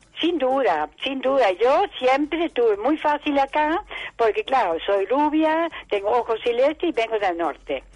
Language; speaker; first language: Spanish; non-native, fluent; Dutch